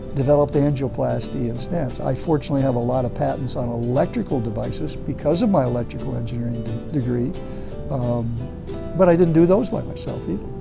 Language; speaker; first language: English; native; English